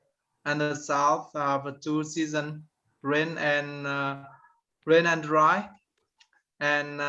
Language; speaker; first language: English; non-native, learner; Vietnamese